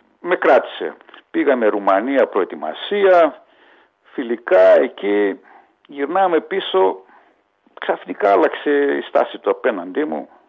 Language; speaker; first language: Greek; early bilingual, heritage; Greek